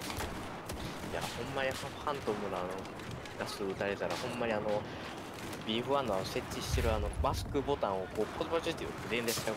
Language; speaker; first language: Japanese; native; Japanese